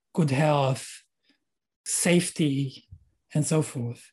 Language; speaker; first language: English; non-native, fluent; Hebrew